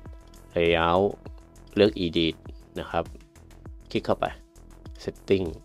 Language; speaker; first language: Thai; native; Thai